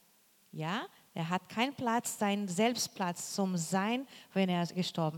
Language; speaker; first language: German; non-native, fluent; Portuguese